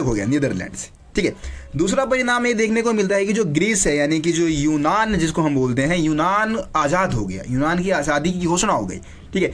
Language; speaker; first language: Hindi; native; Hindi